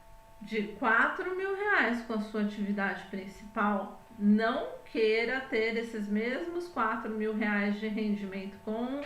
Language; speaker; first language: Portuguese; native; Portuguese